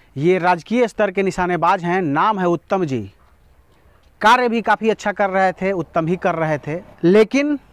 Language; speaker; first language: Hindi; native; Hindi